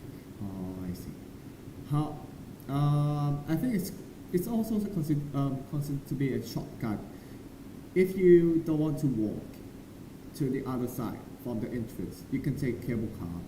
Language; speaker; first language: English; non-native, learner; Thai